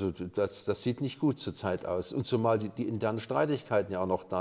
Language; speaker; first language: German; native; German